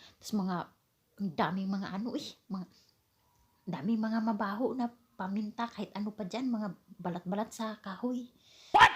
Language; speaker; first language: Filipino; non-native, local second language; Cebuano